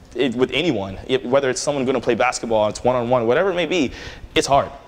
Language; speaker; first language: English; native; English